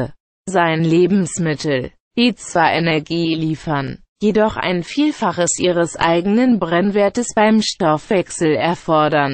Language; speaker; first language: German; native; German